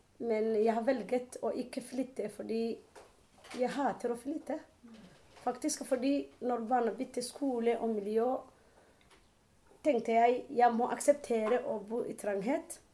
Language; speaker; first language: Norwegian; non-native, learner; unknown